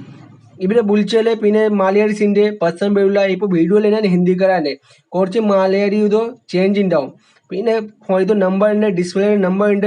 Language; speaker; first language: Malayalam; non-native, learner; Hindi